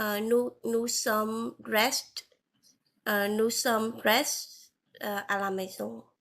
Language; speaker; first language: French; non-native, learner; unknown